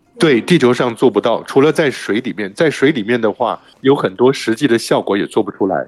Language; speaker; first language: Chinese; native; Chinese